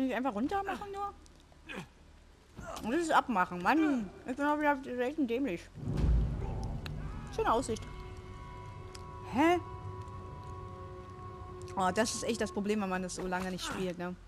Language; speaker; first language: German; native; German